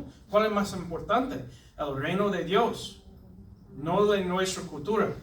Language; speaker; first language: Spanish; non-native, learner; English